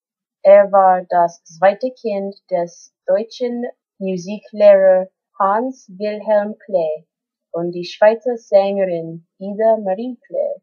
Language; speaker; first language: German; non-native, learner; English